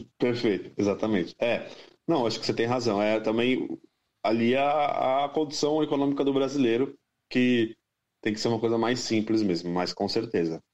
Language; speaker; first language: Portuguese; native; Portuguese